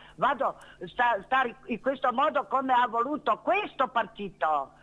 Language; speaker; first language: Italian; non-native, fluent; Bosnian